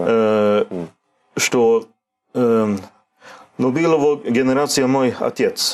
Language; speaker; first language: Russian; non-native, learner; Swedish